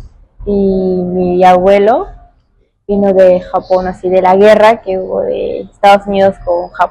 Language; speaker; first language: Spanish; early bilingual, heritage; Spanish